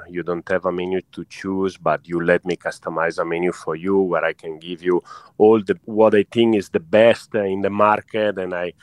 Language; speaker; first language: English; non-native, fluent; Italian